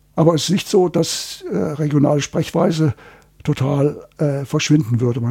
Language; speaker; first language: German; native; German